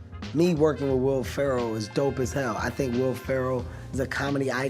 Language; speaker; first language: English; native; English